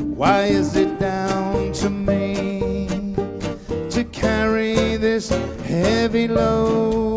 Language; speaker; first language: English; native; English